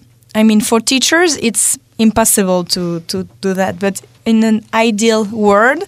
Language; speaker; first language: English; non-native, fluent; French